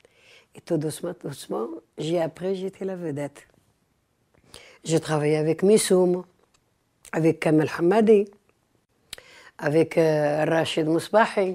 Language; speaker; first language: French; early bilingual, other home language; Arabic